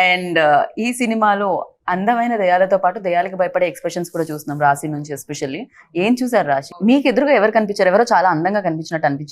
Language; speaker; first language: Telugu; native; Telugu